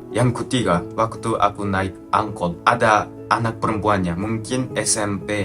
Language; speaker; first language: Indonesian; non-native, fluent; Japanese